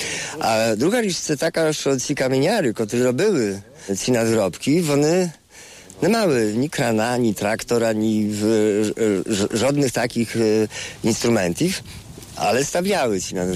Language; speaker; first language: Ukrainian; non-native, fluent; Polish